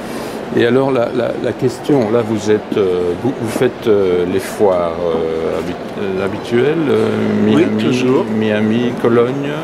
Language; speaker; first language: French; native; French